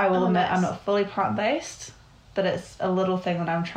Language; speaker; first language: English; native; English